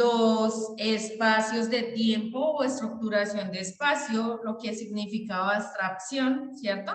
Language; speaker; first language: Spanish; native; Spanish